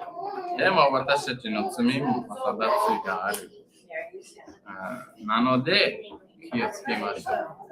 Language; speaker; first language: Japanese; non-native, learner; English